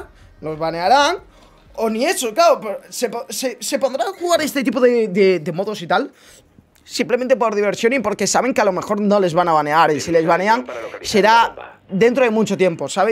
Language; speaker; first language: Spanish; native; Spanish